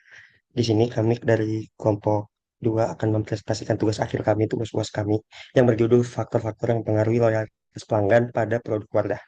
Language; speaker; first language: Indonesian; native; Indonesian